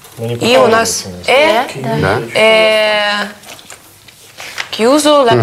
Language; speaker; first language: Italian; non-native, learner; Russian